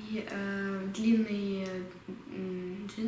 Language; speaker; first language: Russian; early bilingual, heritage; Russian